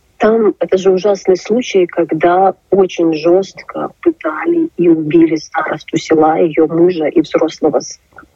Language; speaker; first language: Russian; non-native, local second language; Ukrainian